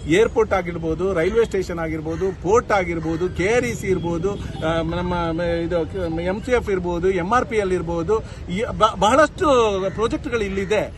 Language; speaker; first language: Kannada; native; Kannada